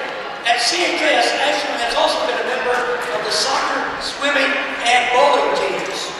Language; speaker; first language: English; native; English